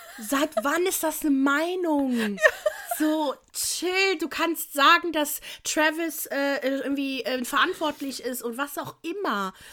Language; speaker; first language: German; native; German